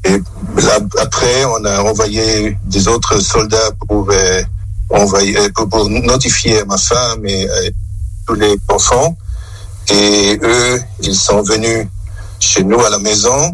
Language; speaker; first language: French; non-native, local second language; German